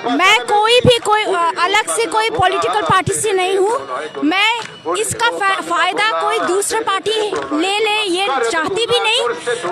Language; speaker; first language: Hindi; non-native, local second language; Bangla